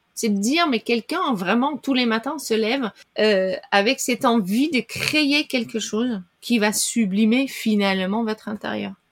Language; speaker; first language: French; non-native, fluent; Dutch